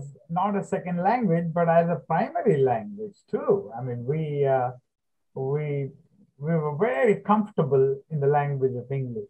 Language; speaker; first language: English; non-native, local second language; Telugu